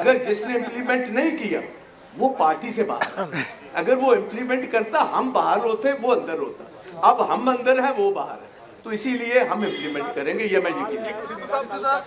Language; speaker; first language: Hindi; non-native, local second language; Punjabi